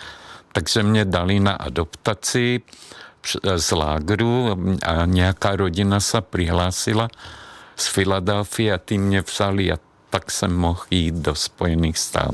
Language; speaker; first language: Czech; non-native, fluent; Hungarian